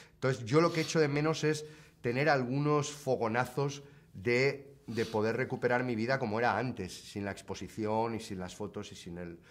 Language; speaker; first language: Spanish; native; Spanish